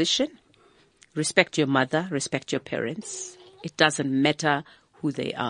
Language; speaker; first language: English; non-native, local second language; Zulu